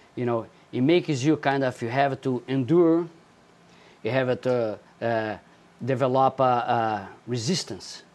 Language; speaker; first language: English; non-native, fluent; Portuguese